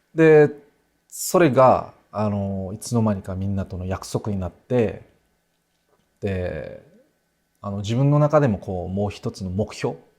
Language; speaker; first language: Japanese; non-native, fluent; Korean